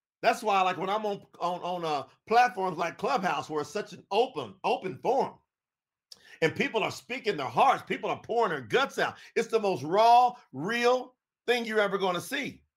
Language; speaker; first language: English; native; English